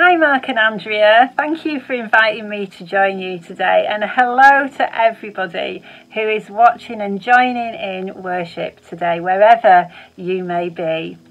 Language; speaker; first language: English; native; English